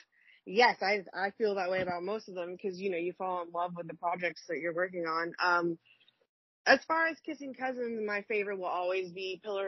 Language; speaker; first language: English; native; English